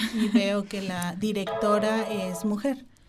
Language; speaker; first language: Spanish; native; Spanish